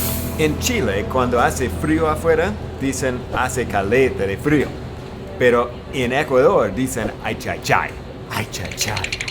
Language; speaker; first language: Spanish; non-native, fluent; English